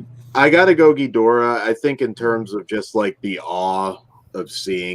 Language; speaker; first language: English; native; English